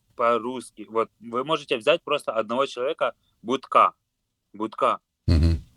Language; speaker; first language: Russian; non-native, local second language; Ukrainian